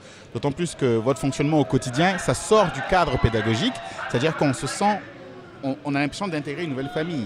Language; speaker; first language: French; native; French